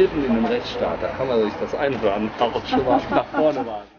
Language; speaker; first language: German; native; German